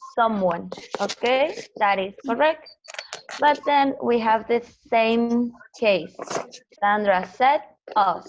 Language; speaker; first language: English; non-native, fluent; Spanish